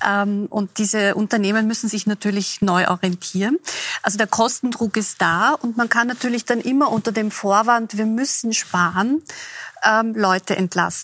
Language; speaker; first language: German; native; German